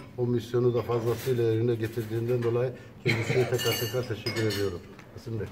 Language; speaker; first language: Turkish; native; Turkish